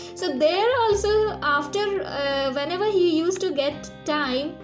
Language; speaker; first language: English; non-native, local second language; Bangla